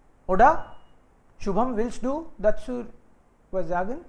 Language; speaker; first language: German; non-native, fluent; Hindi